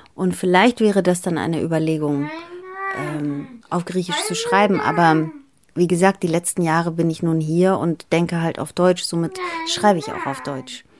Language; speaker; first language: German; early bilingual, other home language; Greek